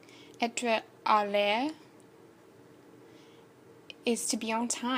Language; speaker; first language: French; non-native, learner; English